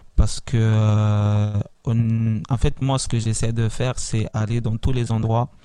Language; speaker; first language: French; early bilingual, other home language; Italian